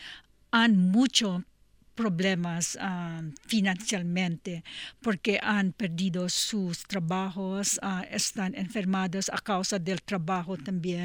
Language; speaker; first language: Spanish; non-native, learner; English